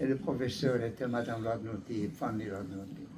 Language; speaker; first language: French; non-native, learner; Hungarian